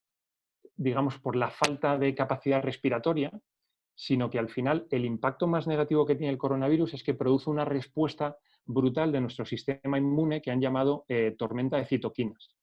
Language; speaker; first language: Spanish; native; Spanish